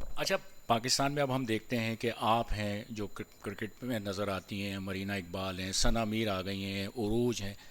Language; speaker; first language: Urdu; native; Urdu